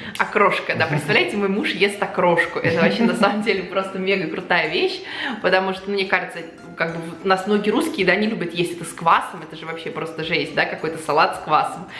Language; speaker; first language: Russian; native; Russian